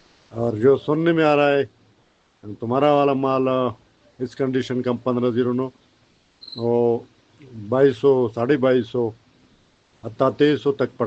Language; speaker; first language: Hindi; non-native, fluent; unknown